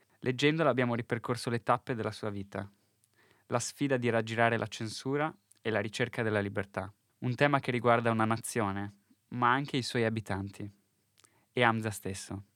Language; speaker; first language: Italian; native; Italian